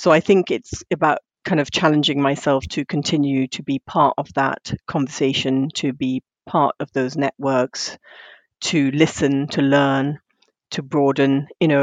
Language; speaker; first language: English; non-native, local second language; Tamil